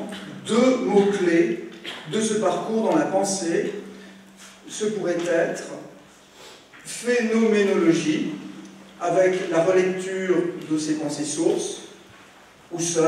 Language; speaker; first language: French; native; French